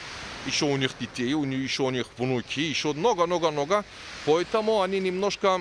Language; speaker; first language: Russian; non-native, learner; Turkish